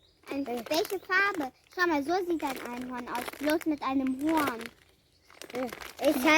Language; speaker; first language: German; early bilingual, other home language; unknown